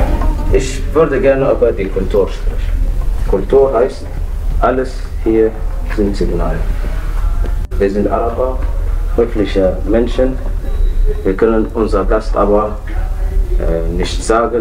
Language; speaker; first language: German; non-native, fluent; Arabic